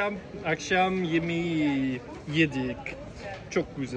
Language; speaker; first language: Turkish; non-native, learner; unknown